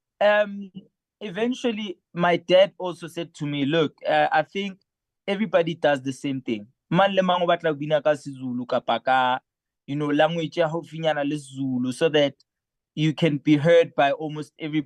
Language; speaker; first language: English; non-native, local second language; Southern Sotho